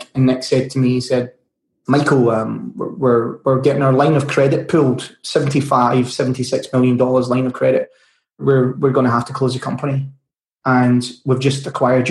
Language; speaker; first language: English; native; English